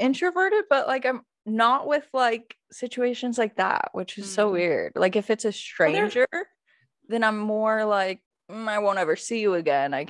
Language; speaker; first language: English; native; English